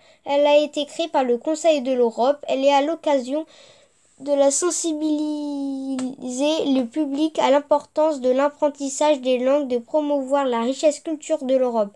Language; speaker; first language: French; native; French